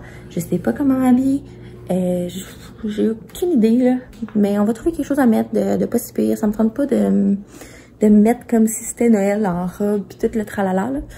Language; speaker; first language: French; native; French